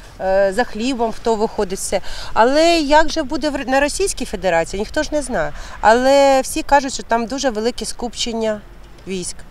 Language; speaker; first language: Ukrainian; native; Ukrainian